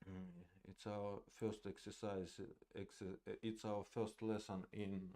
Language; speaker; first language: English; non-native, learner; Russian